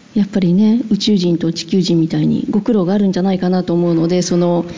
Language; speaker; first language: Japanese; native; Japanese